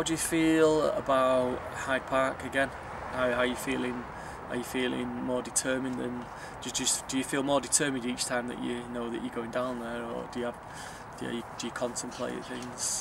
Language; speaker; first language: English; native; English